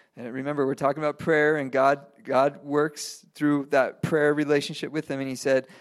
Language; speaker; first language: English; non-native, fluent; Spanish